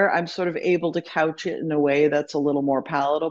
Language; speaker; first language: English; native; English